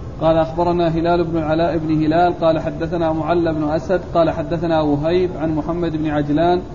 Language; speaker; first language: Arabic; native; Arabic